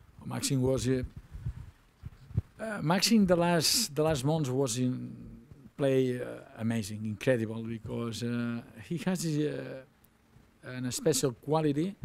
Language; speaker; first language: English; non-native, learner; Catalan